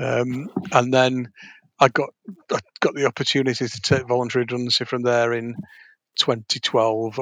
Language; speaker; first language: English; native; English